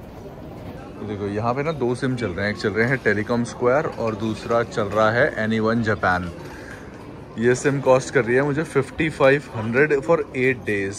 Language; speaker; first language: Hindi; native; Hindi